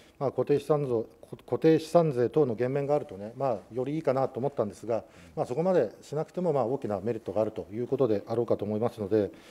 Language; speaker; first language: Japanese; native; Japanese